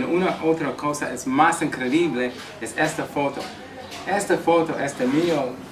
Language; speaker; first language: Spanish; non-native, learner; English